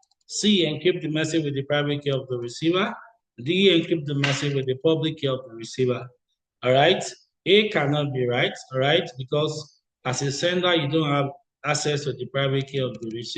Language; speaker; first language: English; non-native, local second language; Yoruba